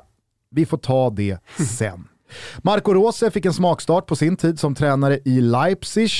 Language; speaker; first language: Swedish; native; Swedish